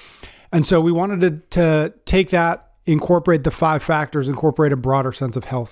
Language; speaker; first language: English; native; English